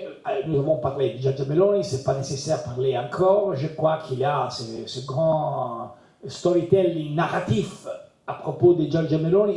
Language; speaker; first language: French; non-native, learner; Italian